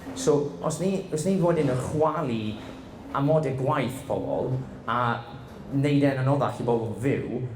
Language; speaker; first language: Welsh; non-native, fluent; English